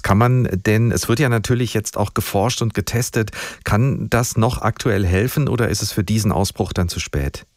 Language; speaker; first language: German; native; German